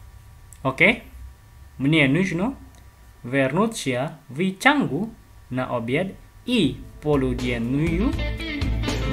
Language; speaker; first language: Russian; non-native, learner; Indonesian